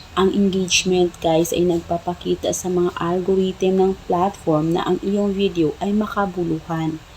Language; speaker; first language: Filipino; non-native, local second language; Cebuano